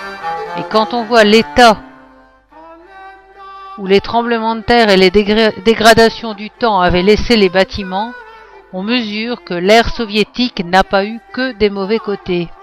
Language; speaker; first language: French; native; French